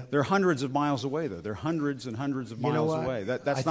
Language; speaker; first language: English; native; English